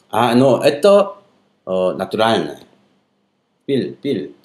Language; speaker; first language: Russian; non-native, learner; Korean